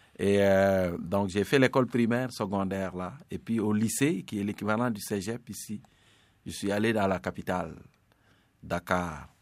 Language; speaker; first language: French; non-native, local second language; Serer